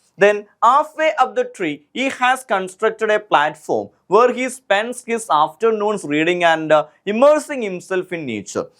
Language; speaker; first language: English; non-native, local second language; Malayalam